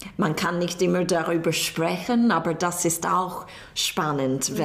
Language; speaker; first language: German; non-native, learner; English